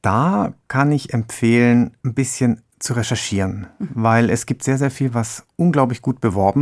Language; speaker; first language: German; native; German